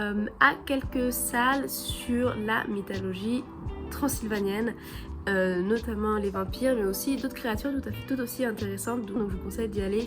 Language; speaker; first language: French; native; French